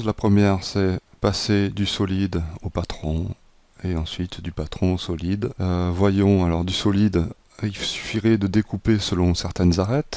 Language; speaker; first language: French; native; French